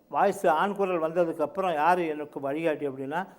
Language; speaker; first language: Tamil; early bilingual, heritage; Tamil